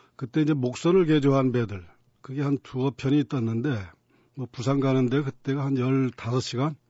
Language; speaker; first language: Korean; native; Korean